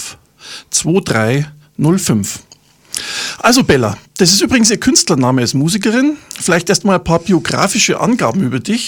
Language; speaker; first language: German; native; German